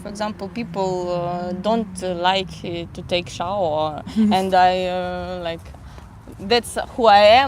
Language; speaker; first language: English; non-native, fluent; Russian